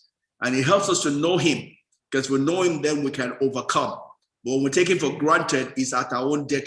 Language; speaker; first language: English; non-native, local second language; Yoruba